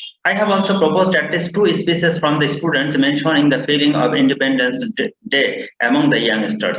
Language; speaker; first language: English; non-native, local second language; Bangla